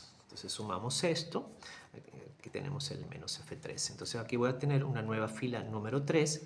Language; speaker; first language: Spanish; native; Spanish